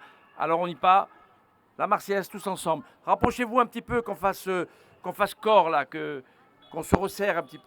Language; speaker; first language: French; native; French